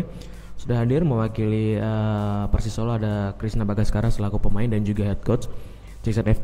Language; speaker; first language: Indonesian; native; Indonesian